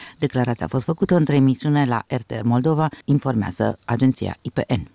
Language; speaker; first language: Romanian; native; Romanian